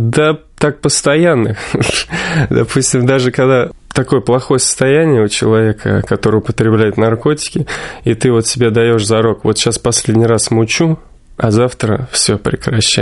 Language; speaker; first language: Russian; native; Russian